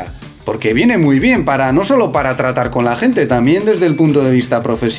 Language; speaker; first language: Spanish; native; Spanish